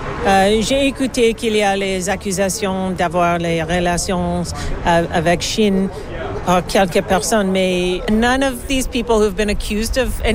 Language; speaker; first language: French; non-native, learner; English